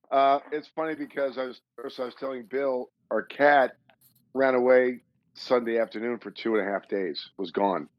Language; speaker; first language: English; native; English